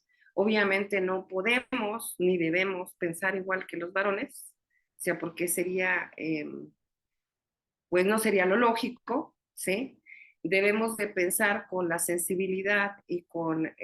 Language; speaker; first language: Spanish; native; Spanish